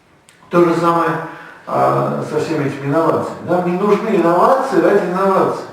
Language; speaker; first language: Russian; native; Russian